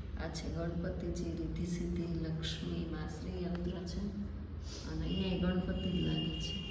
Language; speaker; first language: Gujarati; native; Gujarati